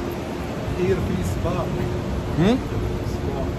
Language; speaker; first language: English; non-native, learner; Arabic